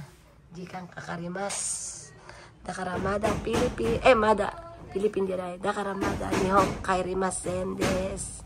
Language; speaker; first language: Japanese; non-native, fluent; Filipino